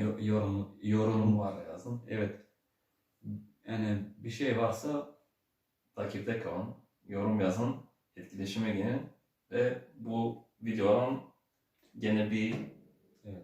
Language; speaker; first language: Turkish; early bilingual, heritage; Turkish